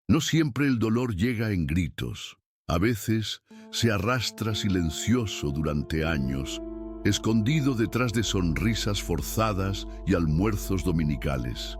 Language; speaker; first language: Spanish; native; Spanish